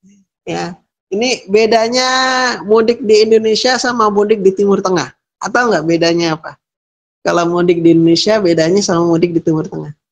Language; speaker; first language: Indonesian; native; Indonesian